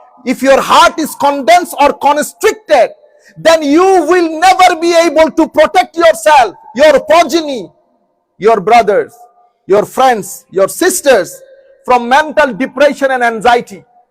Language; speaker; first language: English; non-native, local second language; Bangla